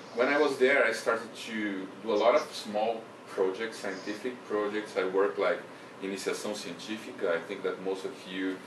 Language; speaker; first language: English; non-native, fluent; Portuguese